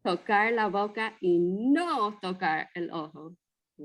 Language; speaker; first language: Spanish; non-native, fluent; English